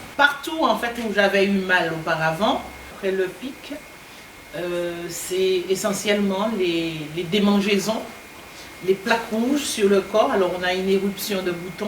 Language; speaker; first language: French; native; French